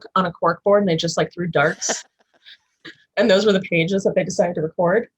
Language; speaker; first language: English; native; English